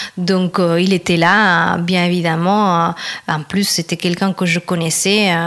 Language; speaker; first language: French; non-native, fluent; Spanish